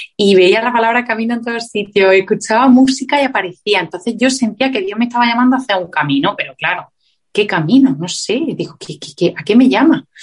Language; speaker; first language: Spanish; native; Spanish